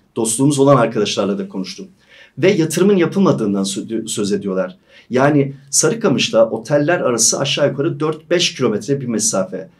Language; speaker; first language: Turkish; native; Turkish